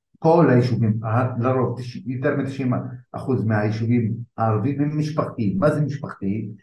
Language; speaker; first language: Hebrew; non-native, local second language; Arabic